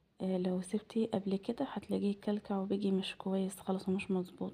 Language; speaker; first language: Arabic; native; Arabic